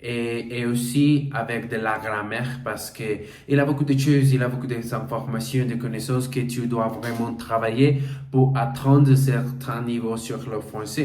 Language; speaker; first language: French; non-native, learner; Portuguese